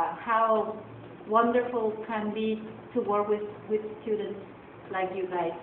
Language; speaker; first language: English; non-native, fluent; Spanish